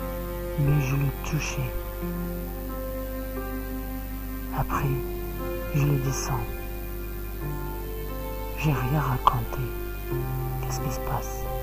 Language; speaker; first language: French; non-native, learner; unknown